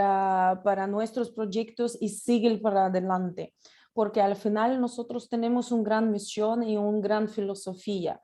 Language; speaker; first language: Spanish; non-native, learner; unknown